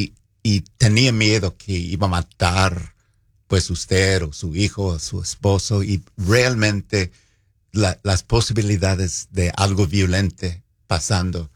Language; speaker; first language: Spanish; non-native, fluent; English